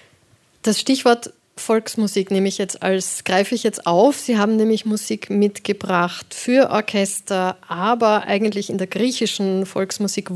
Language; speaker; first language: German; native; German